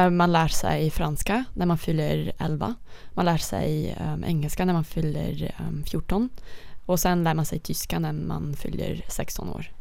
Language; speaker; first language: Swedish; non-native, learner; Dutch